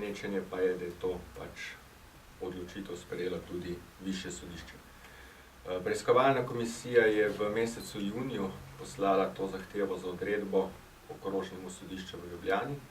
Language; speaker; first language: Slovenian; native; Slovenian